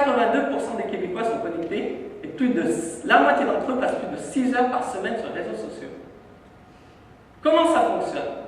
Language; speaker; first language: French; native; French